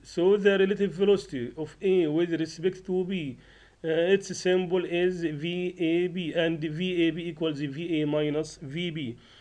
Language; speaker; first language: English; non-native, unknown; Arabic